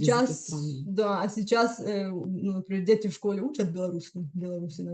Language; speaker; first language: Russian; non-native, fluent; Bulgarian